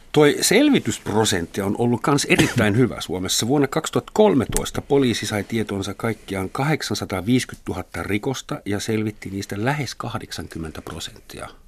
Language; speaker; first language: Finnish; non-native, fluent; German